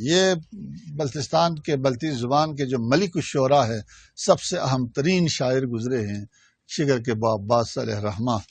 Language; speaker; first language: Urdu; non-native, local second language; Balti